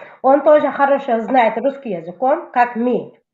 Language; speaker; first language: Russian; non-native, local second language; Tajik